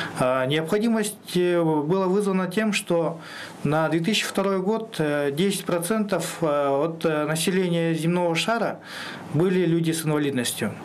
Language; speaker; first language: Russian; non-native, local second language; Kyrgyz